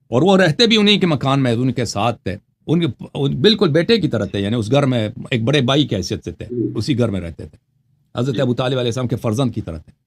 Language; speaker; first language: Urdu; non-native, fluent; Persian